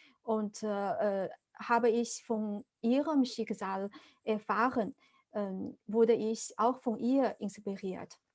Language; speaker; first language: German; non-native, fluent; Chinese